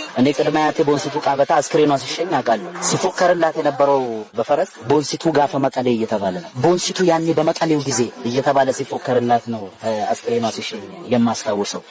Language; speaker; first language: Amharic; non-native, local second language; Oromo